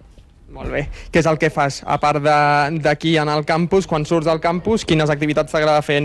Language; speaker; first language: Catalan; native; Catalan